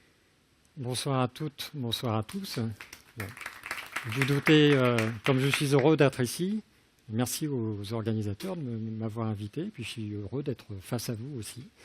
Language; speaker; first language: French; native; French